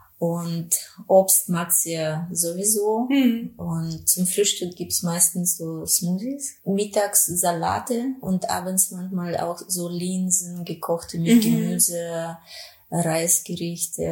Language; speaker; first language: German; non-native, fluent; Russian